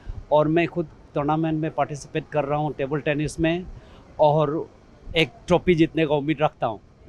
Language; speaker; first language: Hindi; non-native, local second language; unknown